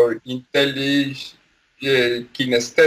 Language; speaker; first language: English; non-native, learner; Spanish